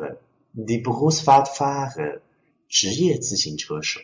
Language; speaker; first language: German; non-native, fluent; Chinese